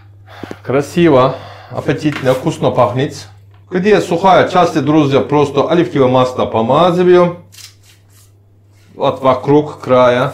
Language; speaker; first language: Russian; non-native, learner; Turkish